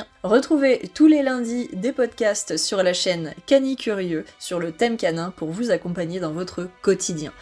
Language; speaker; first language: French; native; French